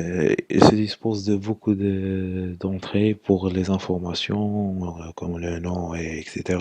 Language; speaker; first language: French; non-native, local second language; Arabic